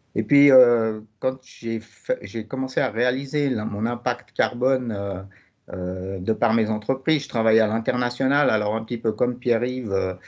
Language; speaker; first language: French; native; French